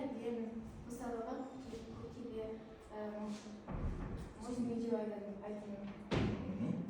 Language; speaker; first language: Kazakh; non-native, local second language; Russian